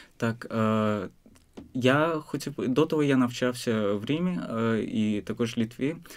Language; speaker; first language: Ukrainian; non-native, fluent; Azerbaijani